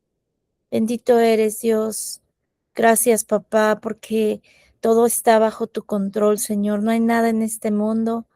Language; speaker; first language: Spanish; native; Spanish